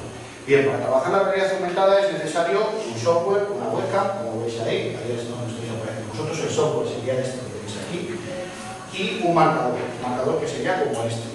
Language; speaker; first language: Spanish; native; Spanish